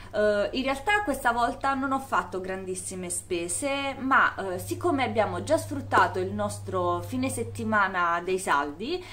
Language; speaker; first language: Italian; native; Italian